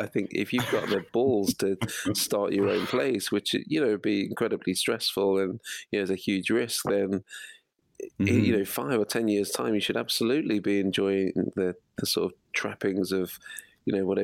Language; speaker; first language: English; native; English